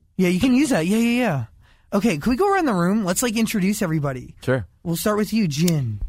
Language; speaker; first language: English; native; English